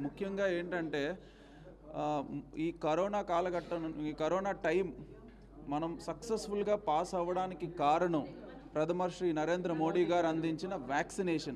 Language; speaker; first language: Telugu; native; Telugu